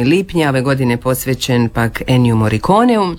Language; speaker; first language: Serbian; native; Serbian